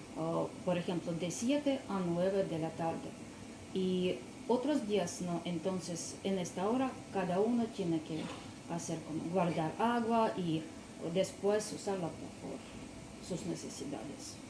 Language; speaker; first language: Spanish; non-native, learner; Russian